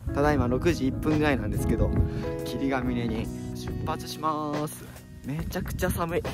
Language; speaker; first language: Japanese; native; Japanese